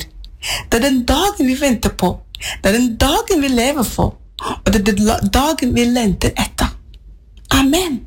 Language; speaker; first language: Norwegian; non-native, fluent; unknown